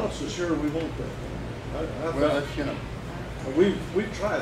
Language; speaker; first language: English; native; English